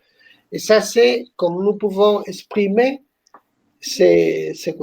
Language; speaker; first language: French; non-native, fluent; Spanish